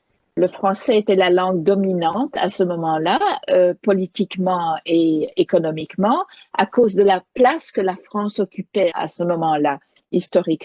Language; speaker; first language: French; native; French